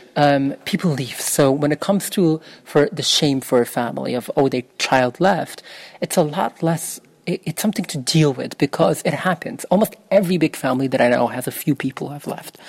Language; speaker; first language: English; early bilingual, other home language; Yiddish